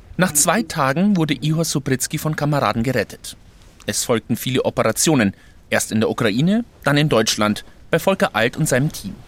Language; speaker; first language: German; native; German